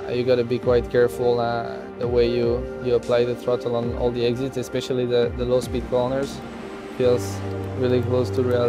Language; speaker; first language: English; non-native, fluent; French